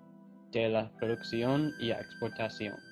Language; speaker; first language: Spanish; non-native, learner; English